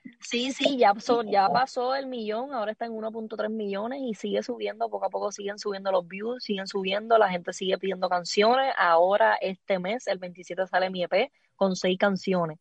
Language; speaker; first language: Spanish; native; Spanish